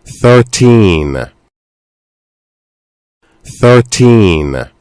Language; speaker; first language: English; non-native, learner; Lao